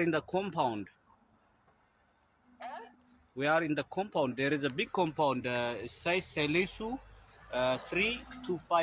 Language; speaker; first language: English; non-native, local second language; Amharic